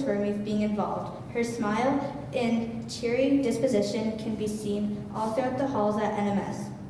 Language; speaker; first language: English; native; English